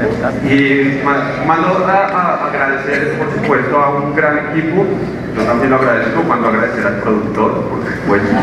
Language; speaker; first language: Spanish; native; Spanish